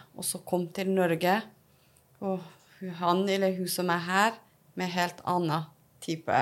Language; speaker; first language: Norwegian; non-native, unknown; Persian